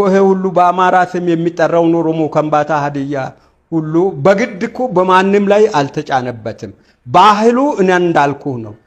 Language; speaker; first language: Amharic; non-native, local second language; Wolaytta